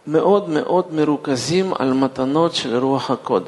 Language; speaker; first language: Hebrew; non-native, fluent; Russian